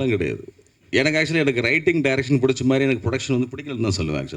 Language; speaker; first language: Tamil; native; Tamil